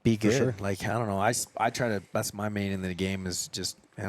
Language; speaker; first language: English; native; English